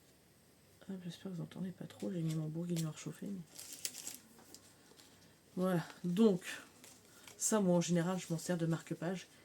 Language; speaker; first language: French; native; French